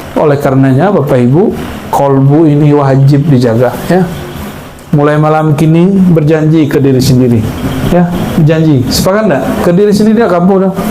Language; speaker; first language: Indonesian; non-native, local second language; Minangkabau